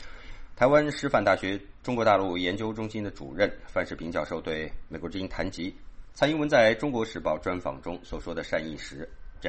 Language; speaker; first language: Chinese; native; Chinese